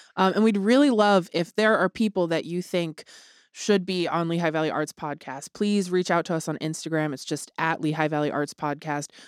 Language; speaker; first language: English; native; English